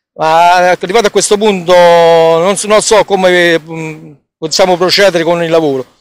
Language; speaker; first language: Italian; native; Italian